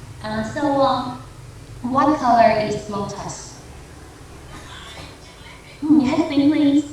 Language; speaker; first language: English; non-native, fluent; Vietnamese